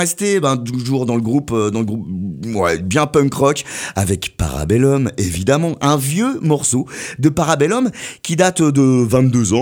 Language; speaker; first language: French; native; French